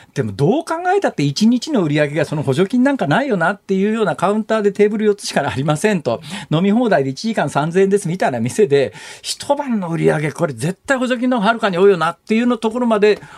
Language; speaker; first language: Japanese; native; Japanese